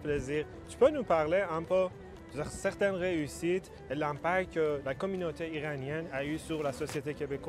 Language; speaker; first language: French; non-native, fluent; Persian